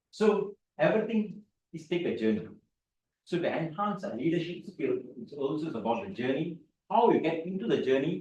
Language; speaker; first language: English; non-native, local second language; Tamil